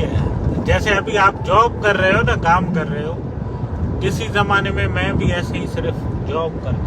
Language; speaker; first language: Hindi; non-native, local second language; Sindhi